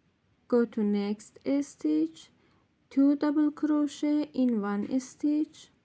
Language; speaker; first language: English; non-native, learner; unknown